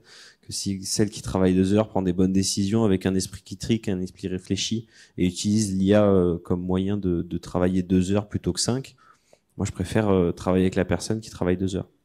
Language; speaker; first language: French; native; French